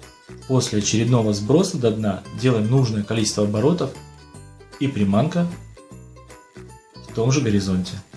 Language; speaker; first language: Russian; native; Russian